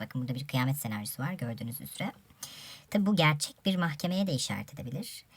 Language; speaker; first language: Turkish; native; Turkish